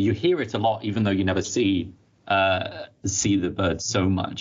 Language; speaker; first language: English; native; English